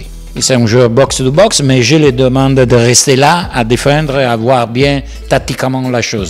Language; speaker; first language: French; non-native, learner; Italian